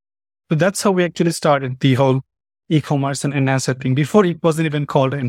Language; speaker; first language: English; non-native, fluent; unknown